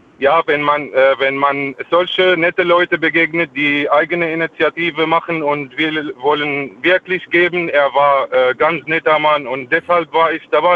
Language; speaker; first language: German; non-native, fluent; Arabic